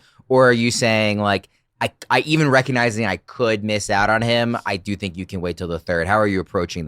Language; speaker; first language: English; native; English